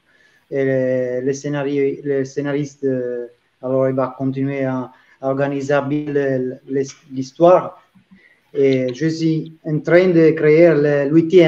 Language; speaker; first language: French; non-native, learner; Italian